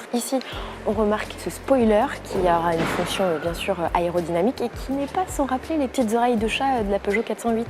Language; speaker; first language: French; native; French